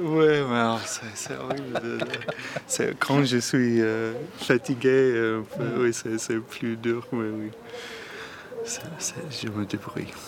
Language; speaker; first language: French; non-native, learner; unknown